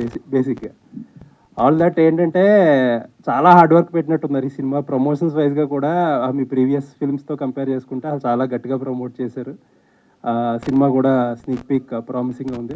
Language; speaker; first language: Telugu; native; Telugu